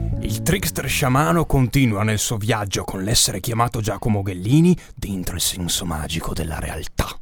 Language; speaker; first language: Italian; native; Italian